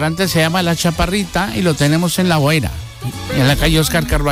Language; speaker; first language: Spanish; native; Spanish